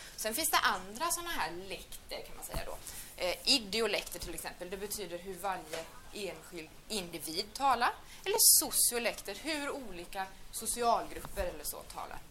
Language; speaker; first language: Swedish; native; Swedish